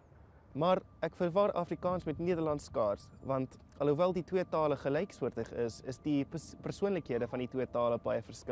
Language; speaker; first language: Dutch; non-native, fluent; English